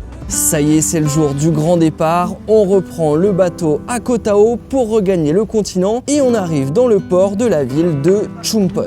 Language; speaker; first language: French; native; French